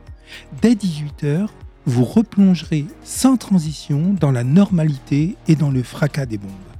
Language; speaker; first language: French; native; French